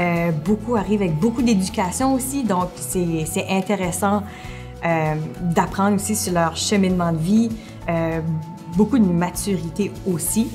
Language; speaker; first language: French; native; French